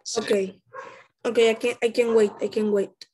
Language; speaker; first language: English; non-native, learner; Spanish